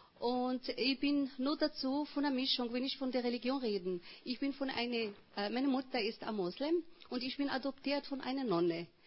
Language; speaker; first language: German; non-native, fluent; Arabic